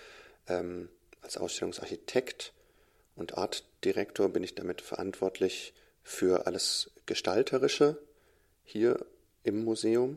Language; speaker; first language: German; native; German